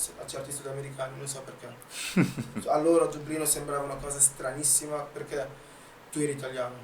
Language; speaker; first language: Italian; early bilingual, other home language; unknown